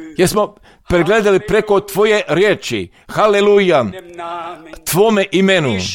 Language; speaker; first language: Croatian; non-native, fluent; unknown